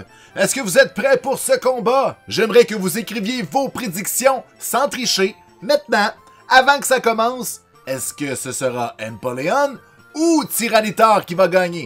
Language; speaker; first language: French; native; French